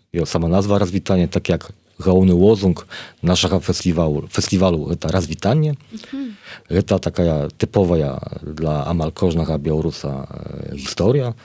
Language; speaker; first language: Polish; non-native, learner; Belarusian